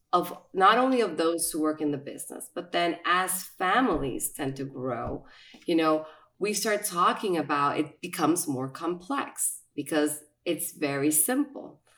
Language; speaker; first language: English; non-native, fluent; Spanish